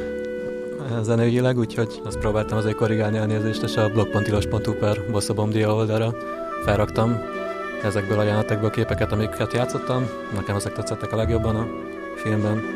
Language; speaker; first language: Hungarian; native; Hungarian